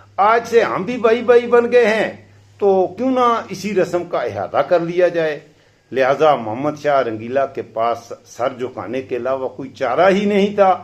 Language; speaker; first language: Urdu; non-native, local second language; Pashto